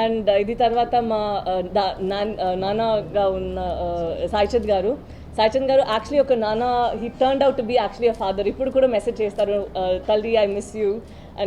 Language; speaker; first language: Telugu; non-native, local second language; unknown